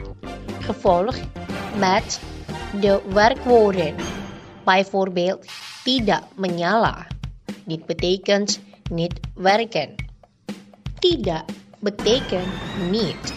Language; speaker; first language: Dutch; non-native, learner; Indonesian